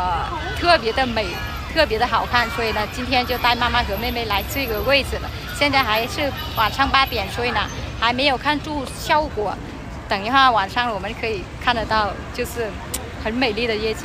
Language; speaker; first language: Chinese; non-native, fluent; Vietnamese